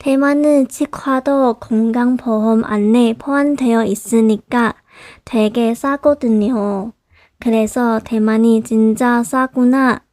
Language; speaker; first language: Korean; non-native, local second language; Chinese